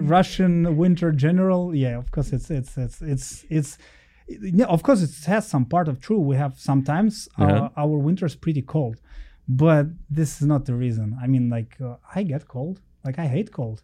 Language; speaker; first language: English; non-native, learner; Russian